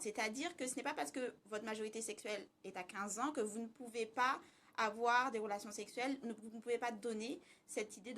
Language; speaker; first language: French; native; French